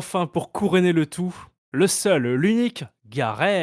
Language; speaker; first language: French; native; French